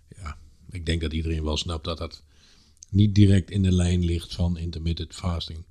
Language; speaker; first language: Dutch; native; Dutch